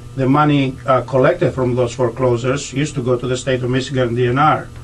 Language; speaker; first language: English; non-native, fluent; Greek